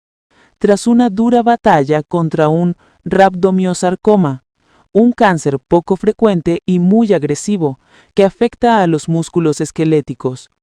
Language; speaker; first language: Spanish; native; Spanish